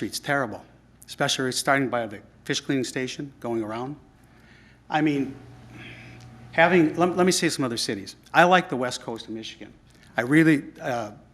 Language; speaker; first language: English; native; English